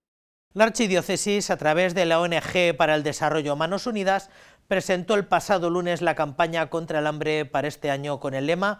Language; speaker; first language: Spanish; native; Spanish